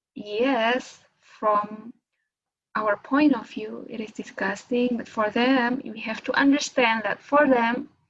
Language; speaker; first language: English; non-native, fluent; Indonesian